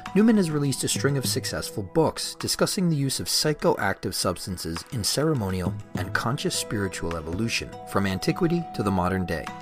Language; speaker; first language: English; native; English